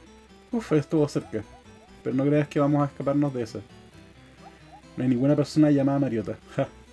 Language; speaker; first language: Spanish; native; Spanish